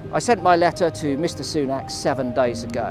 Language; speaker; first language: English; native; English